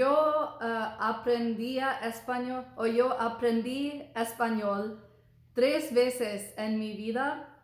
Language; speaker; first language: Spanish; non-native, learner; English